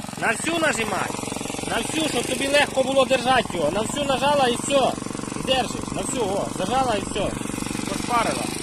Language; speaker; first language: Ukrainian; native; Ukrainian